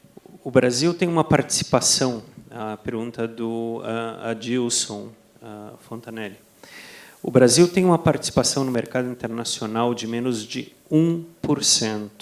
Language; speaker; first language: Portuguese; non-native, fluent; Spanish